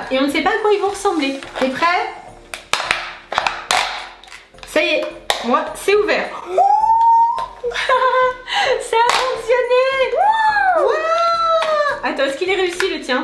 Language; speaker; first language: French; native; French